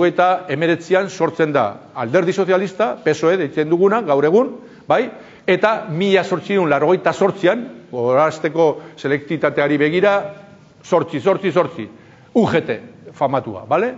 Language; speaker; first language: Basque; native; Basque